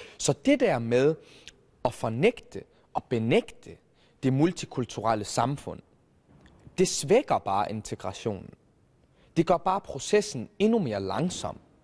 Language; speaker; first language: Danish; early bilingual, other home language; Arabic